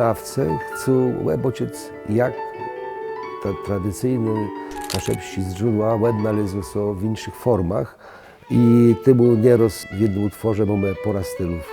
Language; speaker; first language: Polish; native; Polish